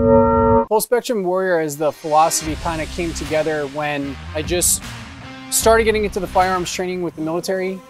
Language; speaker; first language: English; native; English